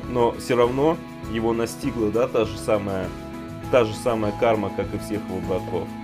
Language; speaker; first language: Russian; native; Russian